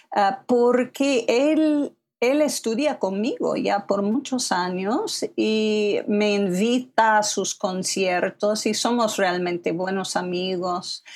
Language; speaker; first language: Spanish; non-native, fluent; English